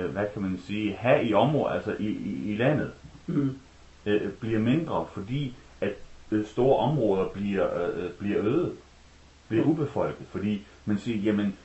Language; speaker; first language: Danish; native; Danish